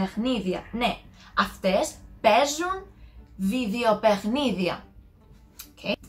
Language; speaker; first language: Greek; non-native, learner; English